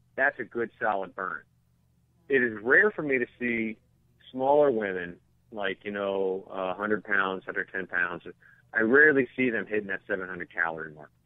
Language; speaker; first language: English; native; English